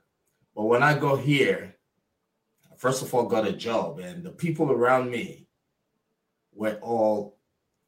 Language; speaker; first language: English; non-native, local second language; Igbo